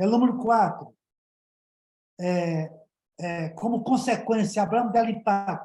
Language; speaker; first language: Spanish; non-native, learner; Portuguese